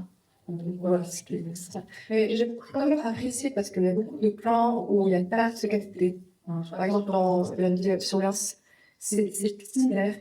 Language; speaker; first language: French; non-native, fluent; Vietnamese